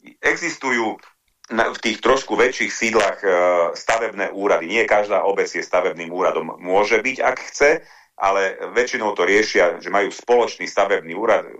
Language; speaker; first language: Slovak; non-native, local second language; Hungarian